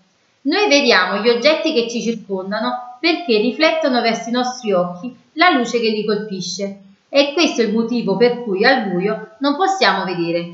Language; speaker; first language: Italian; native; Italian